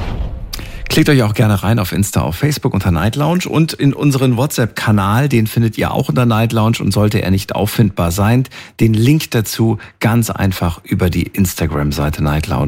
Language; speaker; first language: German; native; German